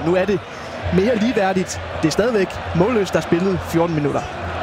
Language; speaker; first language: Danish; native; Danish